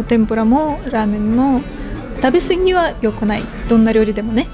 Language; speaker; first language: Japanese; non-native, fluent; Russian